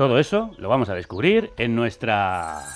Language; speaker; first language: Spanish; native; Spanish